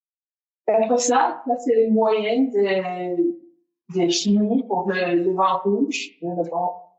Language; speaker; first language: French; non-native, fluent; English